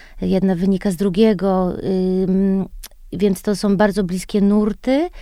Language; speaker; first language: Polish; early bilingual, heritage; Polish